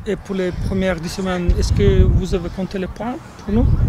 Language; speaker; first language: French; non-native, learner; Turkish